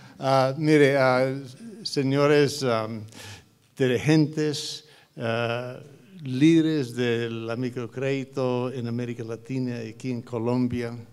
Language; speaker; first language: Spanish; non-native, fluent; English